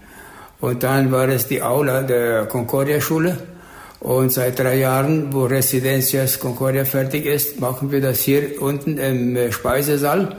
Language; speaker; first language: German; early bilingual, heritage; German